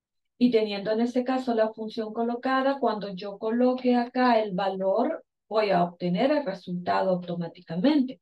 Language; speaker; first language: Spanish; native; Spanish